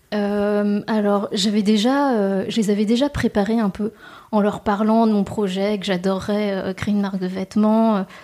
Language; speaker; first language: French; native; French